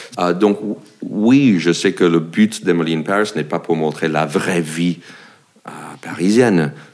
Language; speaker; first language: French; non-native, fluent; English